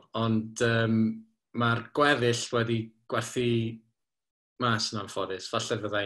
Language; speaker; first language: Welsh; native; Welsh